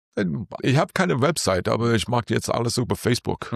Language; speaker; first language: German; non-native, learner; English